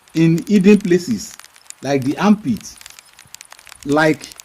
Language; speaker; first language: English; non-native, local second language; Yoruba